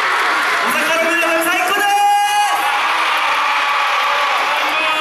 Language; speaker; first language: Japanese; non-native, fluent; Korean